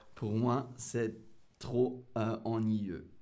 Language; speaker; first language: French; non-native, learner; English